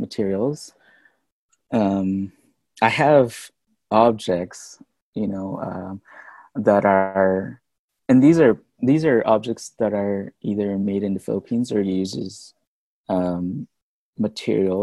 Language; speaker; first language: English; non-native, local second language; Filipino